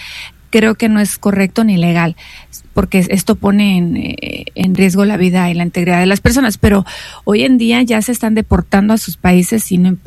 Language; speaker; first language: Spanish; native; Spanish